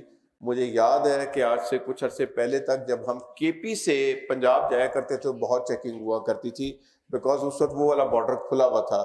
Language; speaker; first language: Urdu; non-native, local second language; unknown